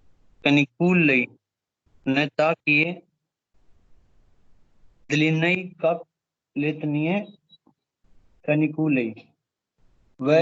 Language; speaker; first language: Russian; non-native, learner; Hindi